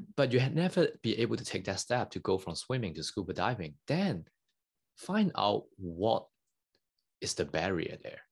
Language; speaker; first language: English; non-native, local second language; Cantonese